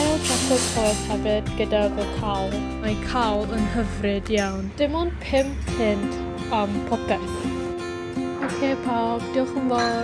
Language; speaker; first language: Welsh; non-native, learner; Malay